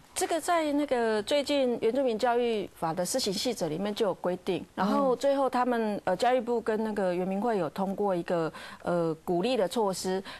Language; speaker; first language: Chinese; native; Chinese